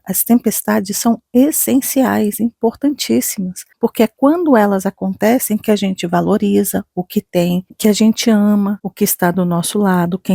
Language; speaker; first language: Portuguese; native; Portuguese